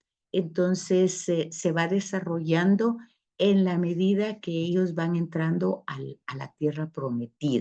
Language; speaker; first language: Spanish; native; Spanish